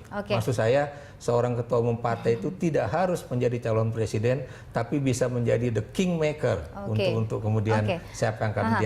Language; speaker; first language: Indonesian; native; Indonesian